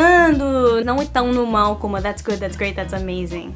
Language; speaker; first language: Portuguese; non-native, fluent; English